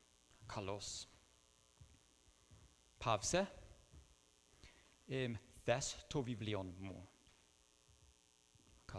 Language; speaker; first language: Greek; non-native, fluent; English